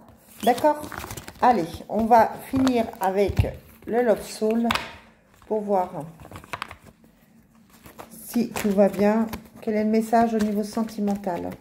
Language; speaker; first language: French; native; French